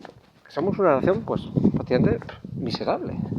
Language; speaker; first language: Spanish; native; Spanish